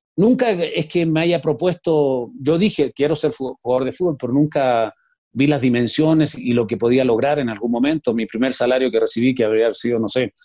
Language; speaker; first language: Spanish; native; Spanish